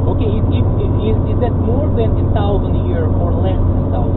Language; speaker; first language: English; non-native, fluent; Russian